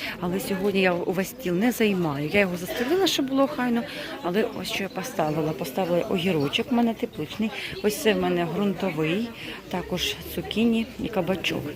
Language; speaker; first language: Ukrainian; non-native, local second language; Russian